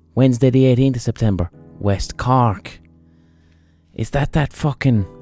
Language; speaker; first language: English; native; English